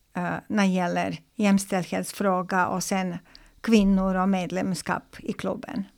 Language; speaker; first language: Swedish; non-native, fluent; Serbian